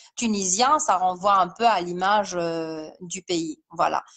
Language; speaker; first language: French; non-native, local second language; Arabic